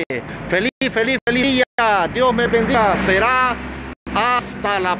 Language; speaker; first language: Spanish; native; Spanish